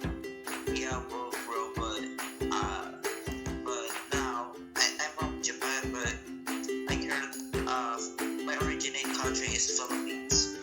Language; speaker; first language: English; non-native, learner; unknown